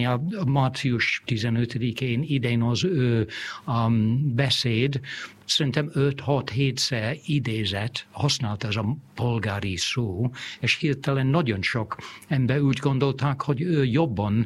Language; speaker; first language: Hungarian; non-native, fluent; English